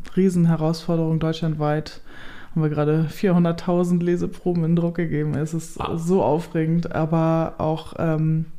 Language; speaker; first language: German; native; German